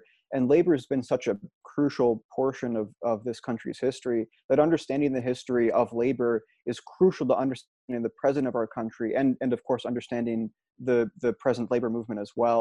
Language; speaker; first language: English; native; English